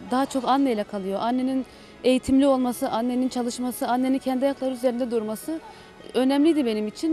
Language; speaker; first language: Turkish; native; Turkish